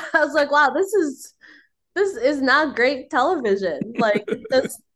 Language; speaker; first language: English; early bilingual, other home language; Filipino